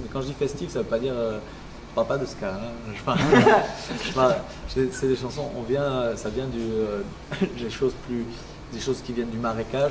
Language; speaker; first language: French; native; French